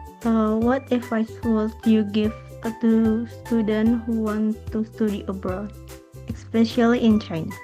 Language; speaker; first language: English; non-native, learner; Indonesian